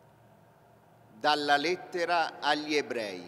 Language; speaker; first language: Italian; native; Italian